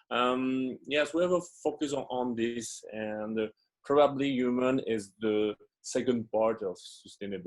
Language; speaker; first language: English; non-native, fluent; French